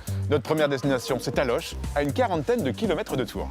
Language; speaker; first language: French; native; French